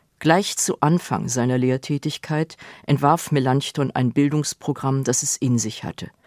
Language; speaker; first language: German; native; German